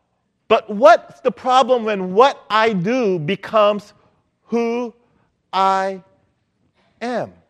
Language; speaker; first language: English; non-native, local second language; Filipino